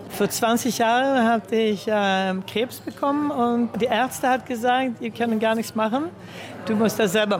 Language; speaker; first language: German; early bilingual, heritage; German